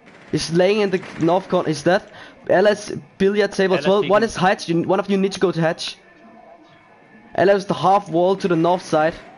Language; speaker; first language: English; non-native, fluent; Danish